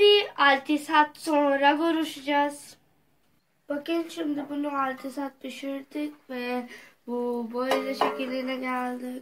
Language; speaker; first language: Turkish; non-native, fluent; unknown